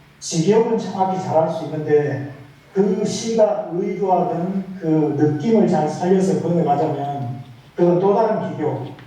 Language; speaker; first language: Korean; native; Korean